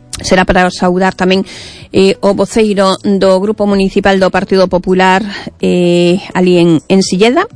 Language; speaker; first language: Galician; native; Galician